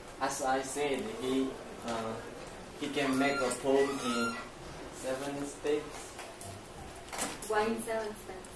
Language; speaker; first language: English; non-native, learner; Chinese